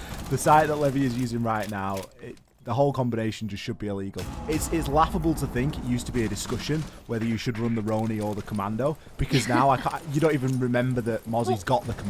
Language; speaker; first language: English; native; English